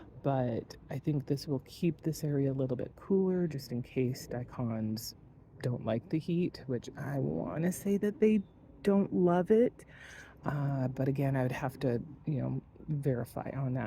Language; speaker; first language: English; native; English